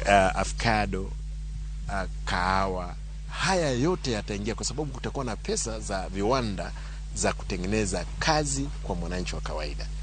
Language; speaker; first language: Swahili; non-native, local second language; Gusii